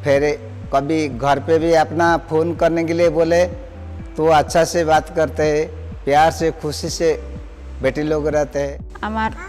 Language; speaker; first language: Hindi; non-native, local second language; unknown